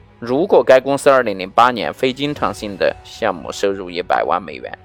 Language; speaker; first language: Chinese; native; Chinese